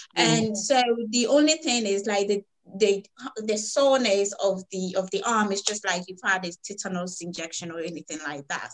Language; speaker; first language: English; native; English